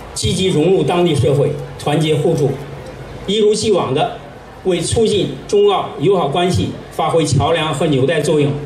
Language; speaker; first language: Chinese; native; Chinese